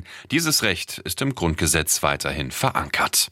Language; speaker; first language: German; native; German